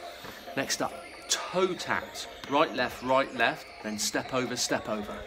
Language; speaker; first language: English; native; English